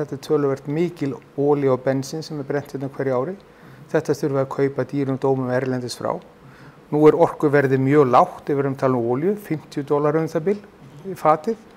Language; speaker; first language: Icelandic; non-native, fluent; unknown